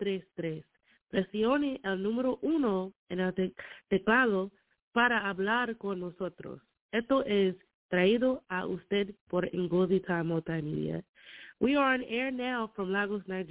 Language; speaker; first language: Spanish; non-native, learner; English